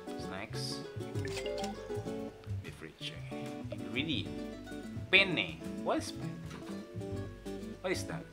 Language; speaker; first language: English; non-native, learner; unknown